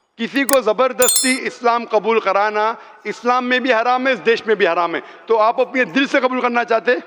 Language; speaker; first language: Urdu; non-native, local second language; Konkani